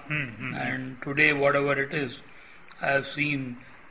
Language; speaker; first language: English; non-native, local second language; Tamil